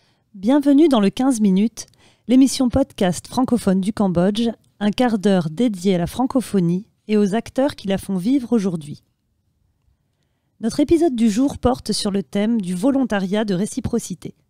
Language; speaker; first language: French; native; French